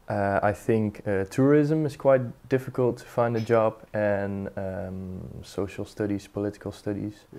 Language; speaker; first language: English; non-native, fluent; Dutch